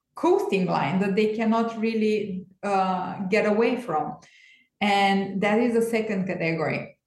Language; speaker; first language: English; non-native, fluent; Romanian